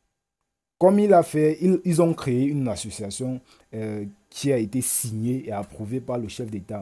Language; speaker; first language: French; native; French